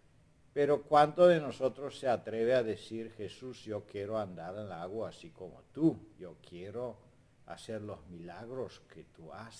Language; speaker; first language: Spanish; non-native, fluent; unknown